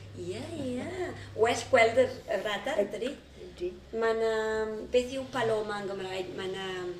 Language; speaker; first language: Welsh; early bilingual, heritage; Welsh